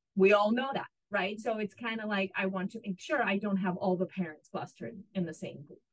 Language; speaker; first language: English; non-native, fluent; Russian